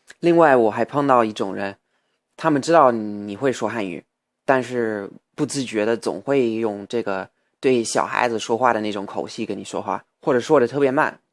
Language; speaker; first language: Chinese; non-native, fluent; English